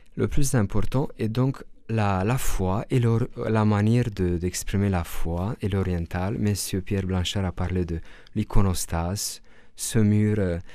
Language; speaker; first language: French; non-native, fluent; Romanian